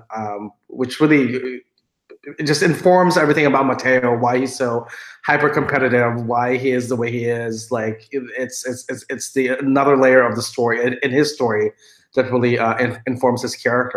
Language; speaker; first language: English; non-native, local second language; Filipino